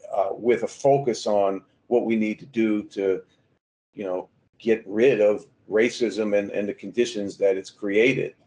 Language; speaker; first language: English; native; English